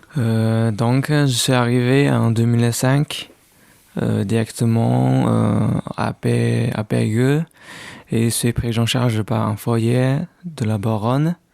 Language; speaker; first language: French; non-native, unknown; Chinese